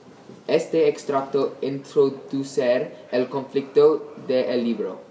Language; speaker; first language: Spanish; non-native, learner; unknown